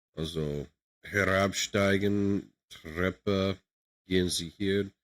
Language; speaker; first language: German; non-native, learner; English